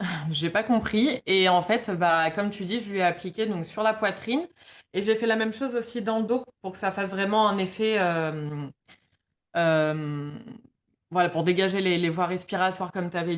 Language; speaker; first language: French; native; French